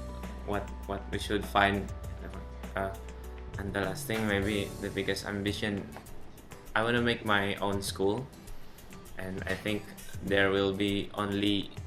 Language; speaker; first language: English; non-native, local second language; Indonesian